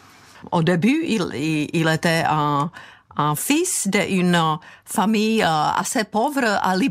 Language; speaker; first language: French; non-native, fluent; Czech